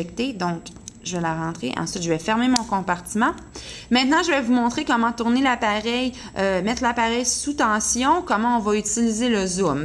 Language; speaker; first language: French; native; French